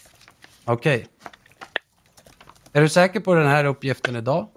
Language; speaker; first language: Swedish; native; Swedish